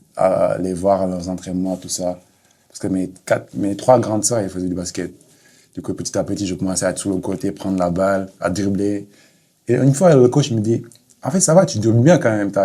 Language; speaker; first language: French; non-native, local second language; Wolof